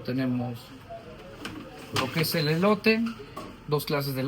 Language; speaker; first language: Spanish; native; Spanish